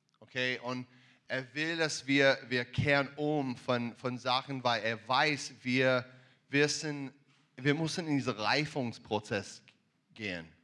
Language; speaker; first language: German; non-native, learner; English